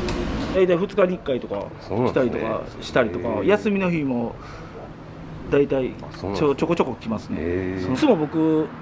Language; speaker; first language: Japanese; native; Japanese